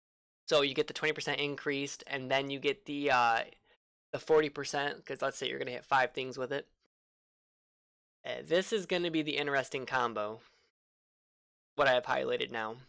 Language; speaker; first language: English; native; English